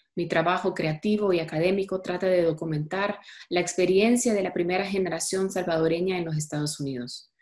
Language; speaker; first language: Spanish; early bilingual, heritage; Spanish